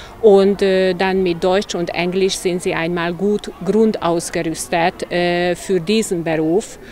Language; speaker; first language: German; non-native, local second language; Hungarian